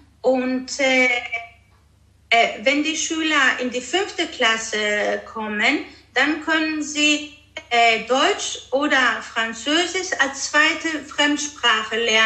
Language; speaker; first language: German; early bilingual, other home language; Greek